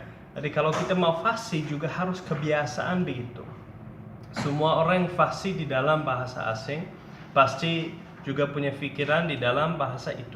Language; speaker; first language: Indonesian; non-native, fluent; English